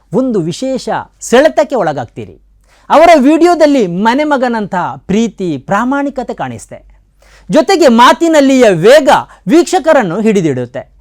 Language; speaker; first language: Kannada; native; Kannada